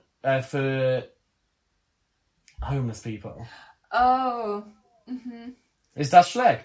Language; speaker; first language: German; non-native, learner; English